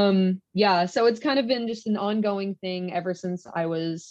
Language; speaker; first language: English; native; English